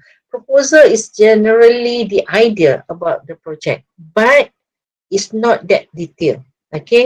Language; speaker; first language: English; non-native, local second language; Malay